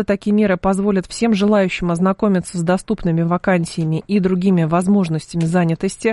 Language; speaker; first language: Russian; native; Russian